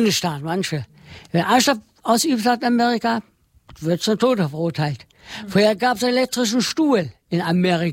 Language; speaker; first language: German; non-native, learner; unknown